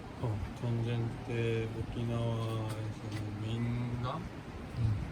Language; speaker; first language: Korean; non-native, fluent; Japanese